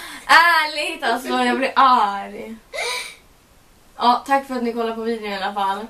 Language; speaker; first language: Swedish; native; Swedish